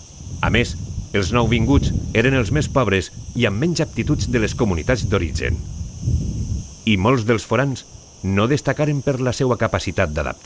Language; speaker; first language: Catalan; native; Catalan